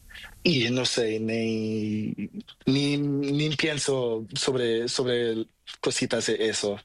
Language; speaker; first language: Spanish; non-native, learner; Portuguese